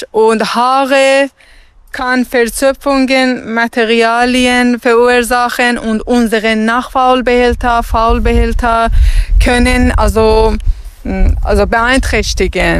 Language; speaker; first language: German; non-native, learner; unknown